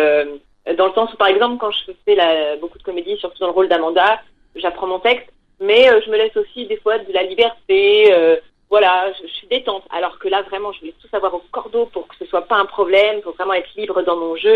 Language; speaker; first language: French; native; French